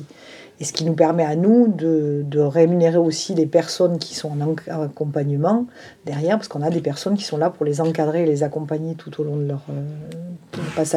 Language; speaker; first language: French; native; French